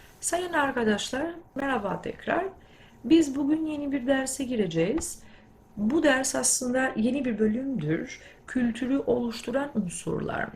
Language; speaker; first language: Turkish; non-native, fluent; Albanian